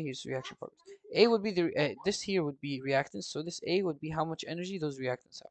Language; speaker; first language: English; non-native, fluent; Arabic